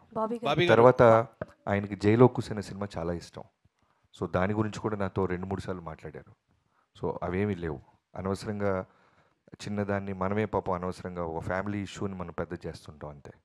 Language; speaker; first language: Telugu; native; Telugu